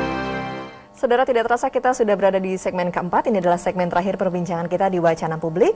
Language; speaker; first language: Indonesian; native; Indonesian